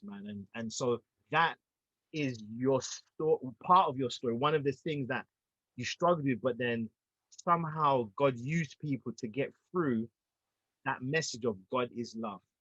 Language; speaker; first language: English; native; English